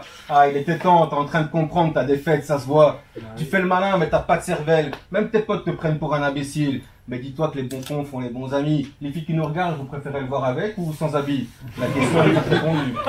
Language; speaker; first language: French; early bilingual, other home language; Turkish